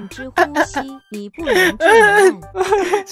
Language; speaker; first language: Chinese; non-native, learner; Japanese